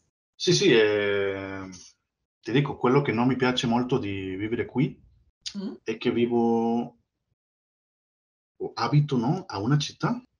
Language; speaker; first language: Italian; non-native, learner; Spanish